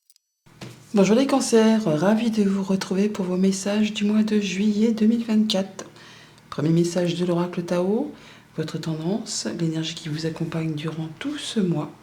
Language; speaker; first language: French; native; French